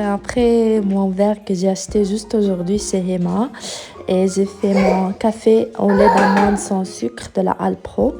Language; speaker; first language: French; non-native, fluent; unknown